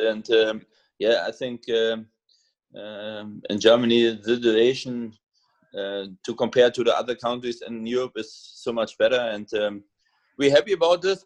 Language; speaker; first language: English; non-native, learner; German